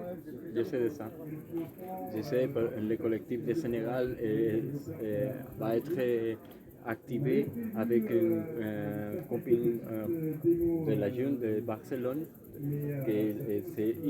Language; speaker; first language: French; non-native, learner; Spanish